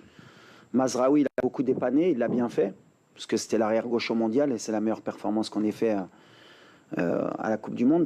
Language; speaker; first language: French; native; French